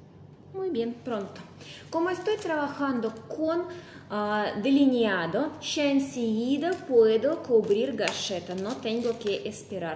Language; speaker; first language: Spanish; non-native, fluent; Russian